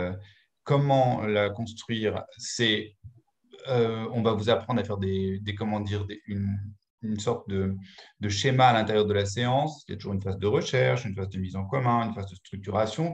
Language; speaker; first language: French; native; French